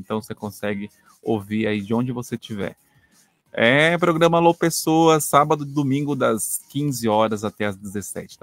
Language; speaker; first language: Portuguese; native; Portuguese